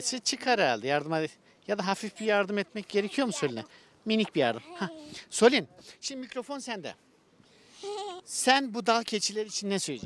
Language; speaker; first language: Turkish; native; Turkish